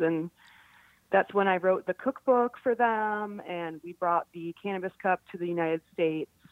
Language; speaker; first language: English; native; English